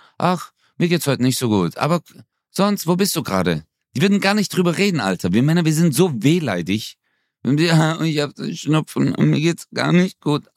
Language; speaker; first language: German; early bilingual, other home language; Turkish